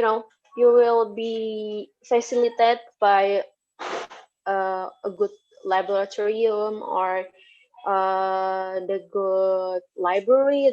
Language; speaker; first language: English; non-native, fluent; Indonesian